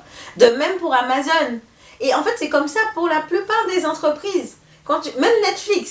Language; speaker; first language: French; native; French